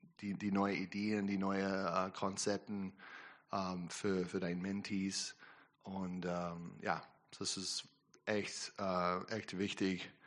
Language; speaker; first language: German; non-native, learner; English